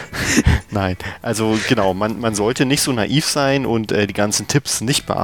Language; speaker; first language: German; native; German